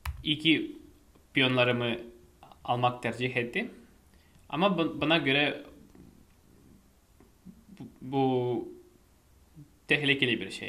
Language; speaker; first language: Turkish; non-native, fluent; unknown